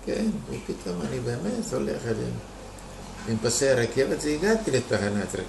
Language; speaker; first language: Hebrew; non-native, fluent; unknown